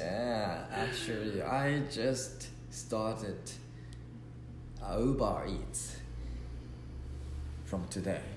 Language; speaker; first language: English; non-native, learner; Japanese